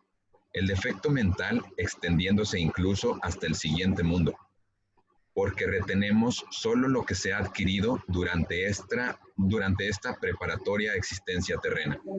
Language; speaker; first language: Spanish; native; Spanish